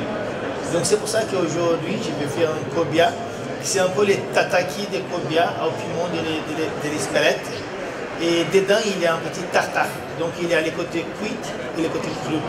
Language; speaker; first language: French; non-native, learner; Portuguese